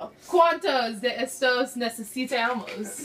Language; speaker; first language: Spanish; non-native, learner; English